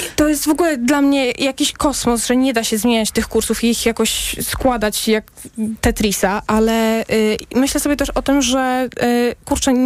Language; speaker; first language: Polish; native; Polish